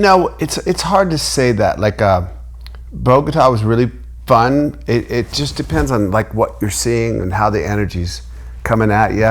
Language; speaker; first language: English; native; English